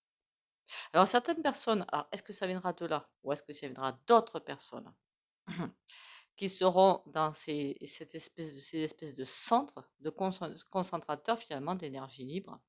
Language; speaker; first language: French; native; French